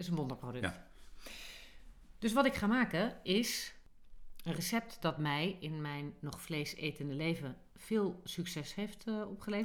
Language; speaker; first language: Dutch; native; Dutch